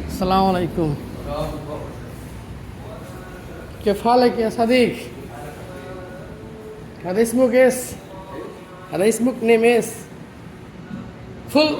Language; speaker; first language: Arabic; non-native, learner; Bangla